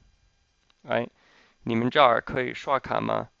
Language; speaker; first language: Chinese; non-native, fluent; English